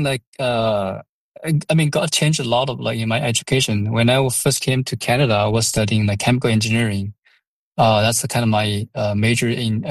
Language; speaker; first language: English; non-native, fluent; Chinese